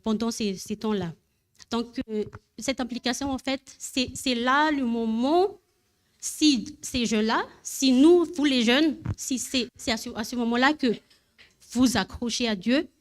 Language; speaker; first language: French; non-native, learner; Malagasy